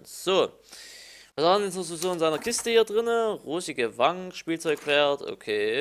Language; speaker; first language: German; native; German